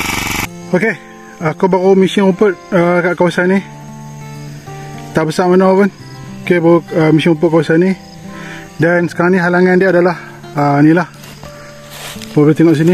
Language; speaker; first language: Malay; native; Malay